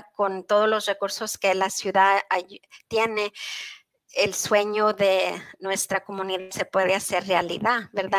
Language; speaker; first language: Spanish; early bilingual, heritage; Spanish